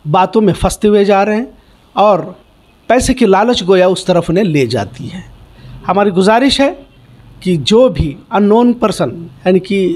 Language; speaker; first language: Hindi; non-native, local second language; Urdu